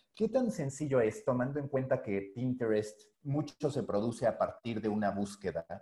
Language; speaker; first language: Spanish; native; Spanish